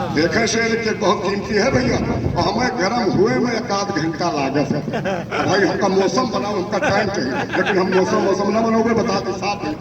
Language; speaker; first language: Urdu; native; Urdu